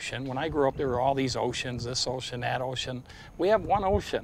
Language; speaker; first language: English; native; English